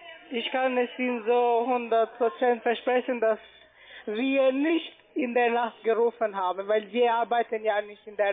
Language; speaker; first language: German; non-native, fluent; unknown